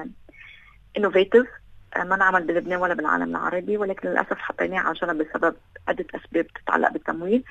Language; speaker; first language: Arabic; native; Arabic